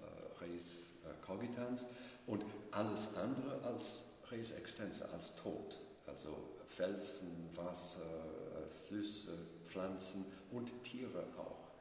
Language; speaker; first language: German; non-native, fluent; English